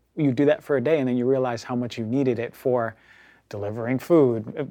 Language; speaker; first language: English; native; English